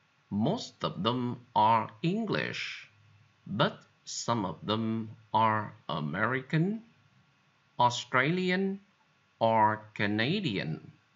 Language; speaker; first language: English; non-native, fluent; Vietnamese